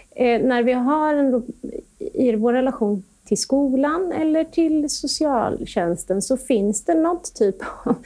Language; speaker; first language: Swedish; native; Swedish